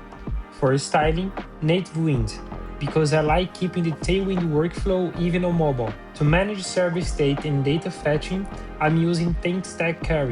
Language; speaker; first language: English; non-native, fluent; Portuguese